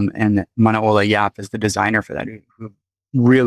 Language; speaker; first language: English; native; English